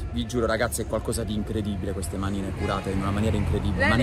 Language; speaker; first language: Italian; native; Italian